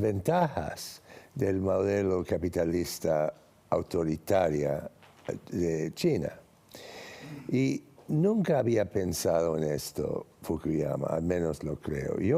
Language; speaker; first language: Spanish; non-native, fluent; English